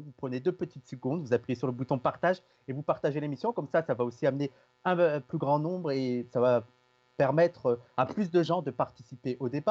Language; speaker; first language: French; native; French